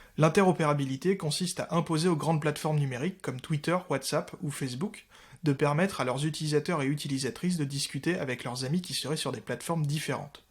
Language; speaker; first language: French; native; French